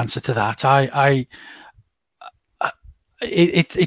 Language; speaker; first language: English; native; English